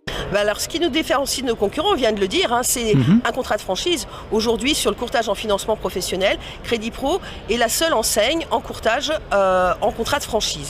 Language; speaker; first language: French; native; French